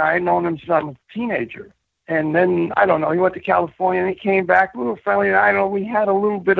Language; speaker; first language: English; native; English